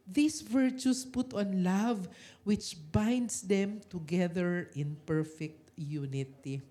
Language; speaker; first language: English; non-native, local second language; Filipino